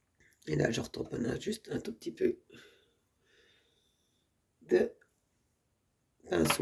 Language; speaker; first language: French; native; French